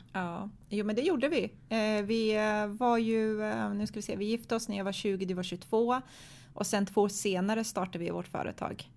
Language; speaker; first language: Swedish; early bilingual, other home language; Croatian